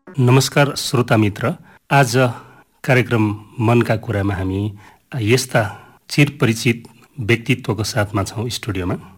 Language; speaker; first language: Nepali; native; Nepali